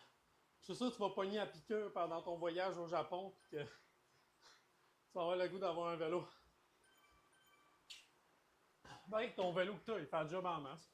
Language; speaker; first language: French; native; French